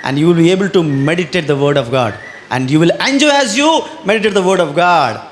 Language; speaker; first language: English; non-native, local second language; Telugu